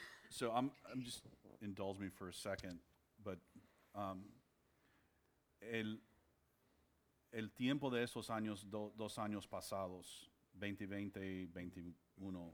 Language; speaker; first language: Spanish; non-native, learner; English